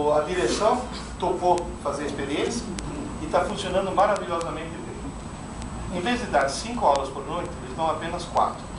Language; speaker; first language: Portuguese; non-native, fluent; Italian